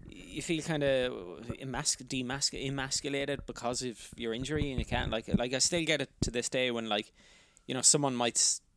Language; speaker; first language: English; native; English